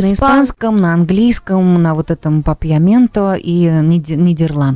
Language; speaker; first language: Russian; native; Russian